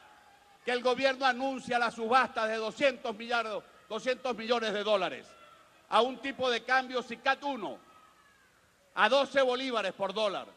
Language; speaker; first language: Spanish; native; Spanish